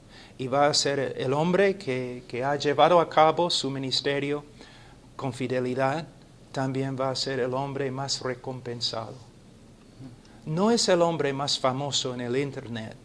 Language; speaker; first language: Spanish; non-native, fluent; English